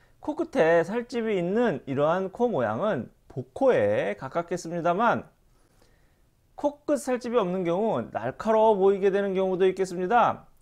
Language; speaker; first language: Korean; native; Korean